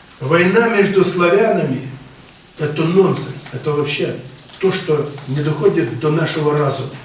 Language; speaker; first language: Russian; non-native, local second language; Ukrainian